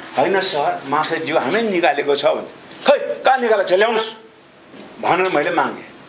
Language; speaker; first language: Nepali; non-native, local second language; Sherpa